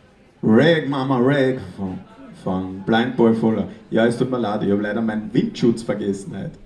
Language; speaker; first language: German; native; German